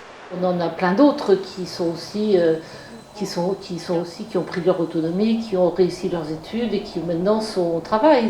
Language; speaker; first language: French; native; French